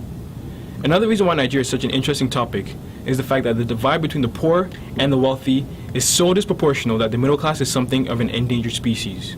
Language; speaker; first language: English; early bilingual, other home language; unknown